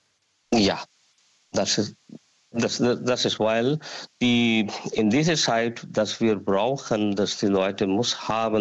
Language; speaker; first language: German; non-native, learner; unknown